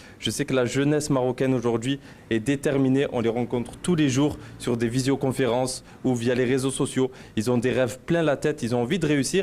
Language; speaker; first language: French; native; French